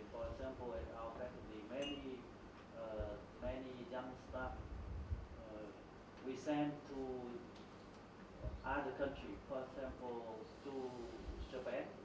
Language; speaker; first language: English; non-native, fluent; Vietnamese